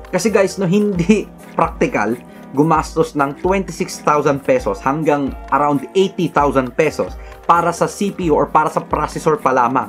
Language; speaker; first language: Filipino; native; Filipino